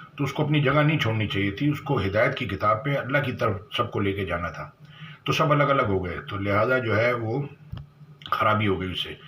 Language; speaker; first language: Urdu; native; Urdu